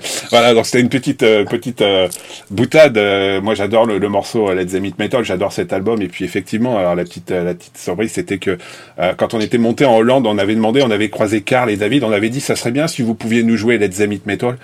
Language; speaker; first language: French; native; French